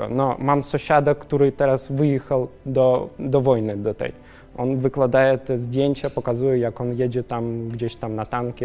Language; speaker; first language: Polish; non-native, learner; Russian